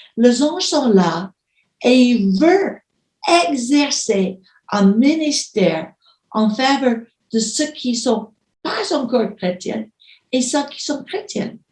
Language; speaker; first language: French; non-native, fluent; English